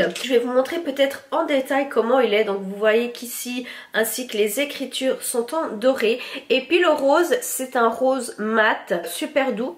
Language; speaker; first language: French; native; French